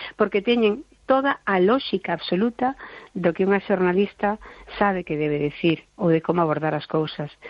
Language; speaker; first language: Galician; non-native, local second language; Spanish